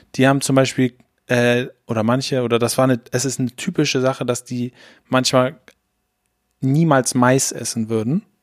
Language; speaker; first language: German; native; German